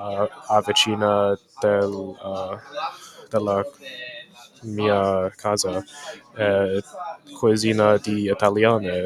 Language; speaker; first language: Italian; non-native, learner; English